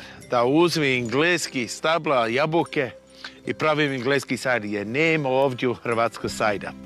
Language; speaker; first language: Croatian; non-native, fluent; English